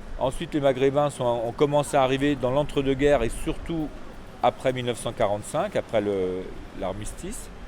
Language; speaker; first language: French; native; French